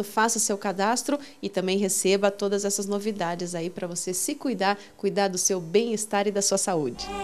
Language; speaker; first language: Portuguese; native; Portuguese